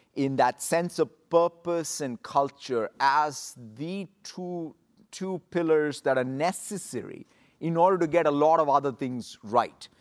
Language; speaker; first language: English; non-native, local second language; Telugu